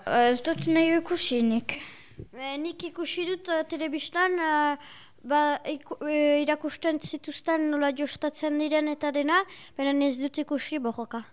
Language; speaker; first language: Basque; non-native, local second language; French